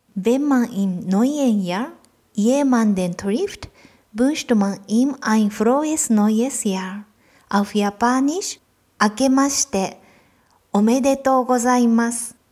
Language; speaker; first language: German; non-native, fluent; Japanese